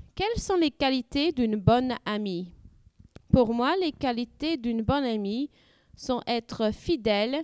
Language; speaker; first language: French; non-native, learner; English